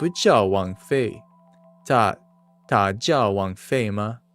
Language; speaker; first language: Chinese; non-native, learner; English